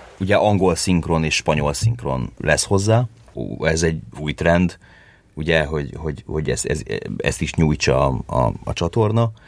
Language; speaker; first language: Hungarian; early bilingual, heritage; Hungarian